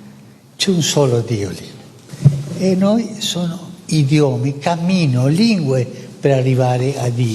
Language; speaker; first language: Italian; non-native, fluent; Spanish